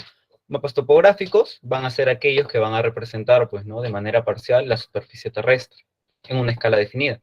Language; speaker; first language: Spanish; native; Spanish